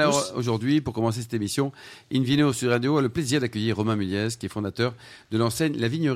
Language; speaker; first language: French; native; French